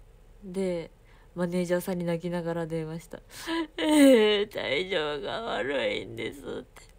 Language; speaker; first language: Japanese; native; Japanese